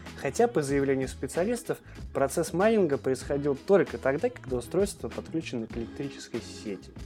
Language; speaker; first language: Russian; native; Russian